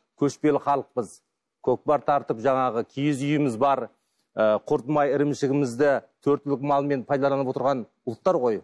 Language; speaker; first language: Kazakh; native; Kazakh